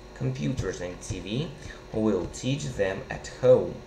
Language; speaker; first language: English; non-native, fluent; Russian